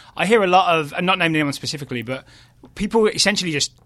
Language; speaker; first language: English; native; English